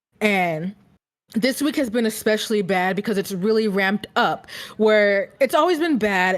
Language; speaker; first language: English; native; English